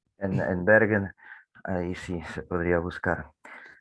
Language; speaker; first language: Spanish; non-native, fluent; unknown